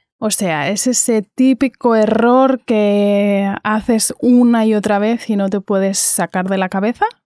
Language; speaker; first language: Spanish; native; Spanish